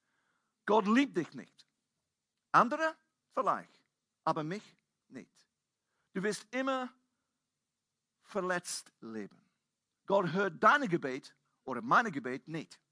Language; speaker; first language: German; non-native, fluent; English